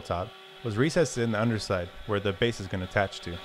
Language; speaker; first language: English; native; English